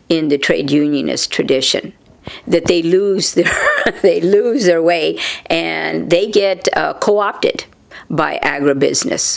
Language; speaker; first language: English; native; English